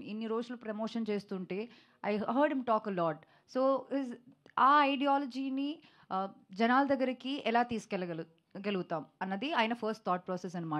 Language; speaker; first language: Telugu; non-native, local second language; Malayalam